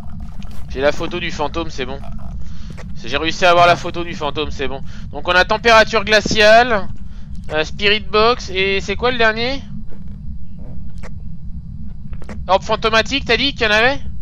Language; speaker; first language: French; native; French